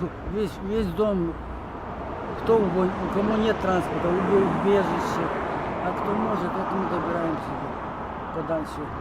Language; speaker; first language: Russian; non-native, local second language; Ukrainian